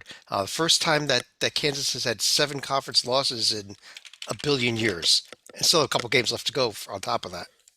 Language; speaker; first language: English; native; English